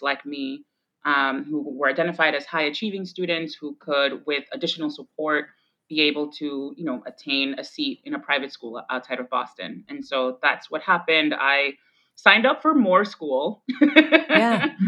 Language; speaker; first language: English; early bilingual, other home language; Spanish